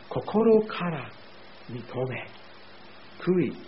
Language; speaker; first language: Japanese; non-native, fluent; English